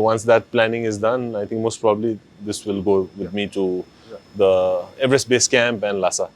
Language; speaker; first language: English; non-native, local second language; Nepali